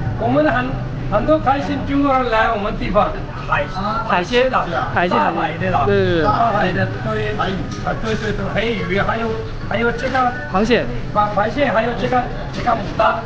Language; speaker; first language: Chinese; non-native, learner; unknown